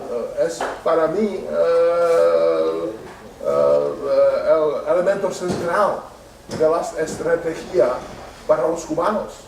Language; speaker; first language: Spanish; non-native, learner; Czech